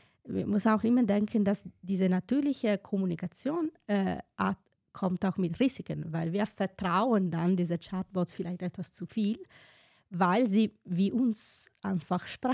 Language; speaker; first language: German; non-native, fluent; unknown